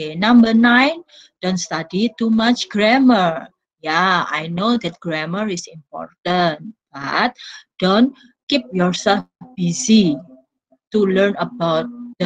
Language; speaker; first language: English; non-native, fluent; Indonesian